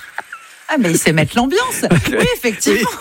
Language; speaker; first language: French; native; French